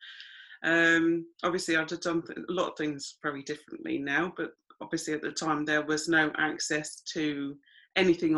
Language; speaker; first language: English; native; English